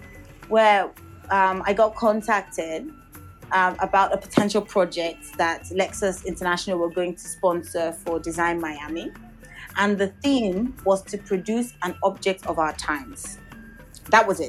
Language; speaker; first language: English; non-native, local second language; Yoruba